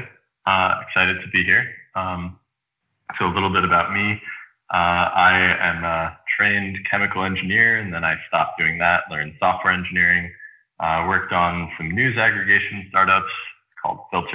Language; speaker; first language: English; native; English